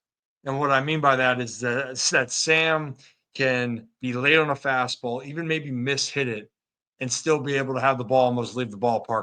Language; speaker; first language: English; native; English